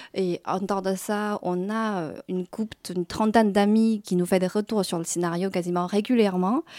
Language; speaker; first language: French; non-native, fluent; Chinese